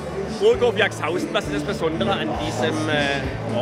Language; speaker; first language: German; native; German